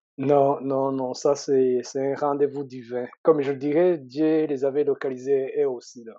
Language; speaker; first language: French; non-native, local second language; Rundi